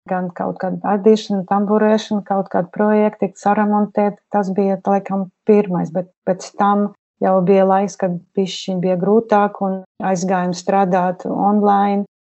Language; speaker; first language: Latvian; non-native, local second language; Russian